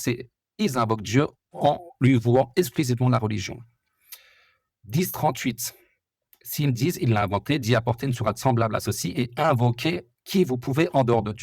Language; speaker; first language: French; native; French